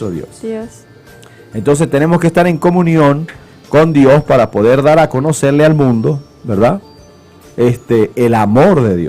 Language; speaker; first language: Spanish; native; Spanish